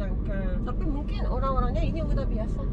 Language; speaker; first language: Indonesian; non-native, learner; Korean